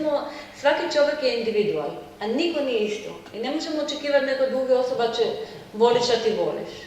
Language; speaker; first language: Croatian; non-native, learner; Hebrew